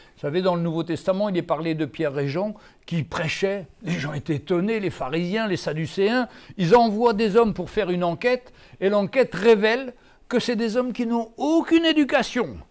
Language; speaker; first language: French; native; French